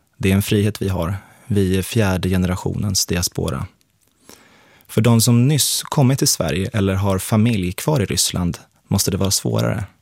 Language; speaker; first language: Swedish; native; Swedish